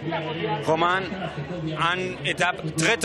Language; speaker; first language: French; non-native, learner; Basque